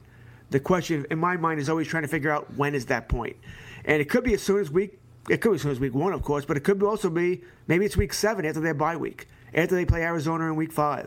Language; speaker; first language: English; native; English